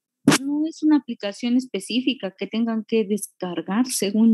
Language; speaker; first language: Spanish; native; Spanish